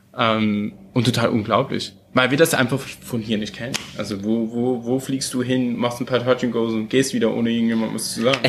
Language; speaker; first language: German; early bilingual, heritage; German